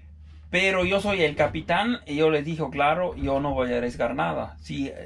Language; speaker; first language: Spanish; non-native, fluent; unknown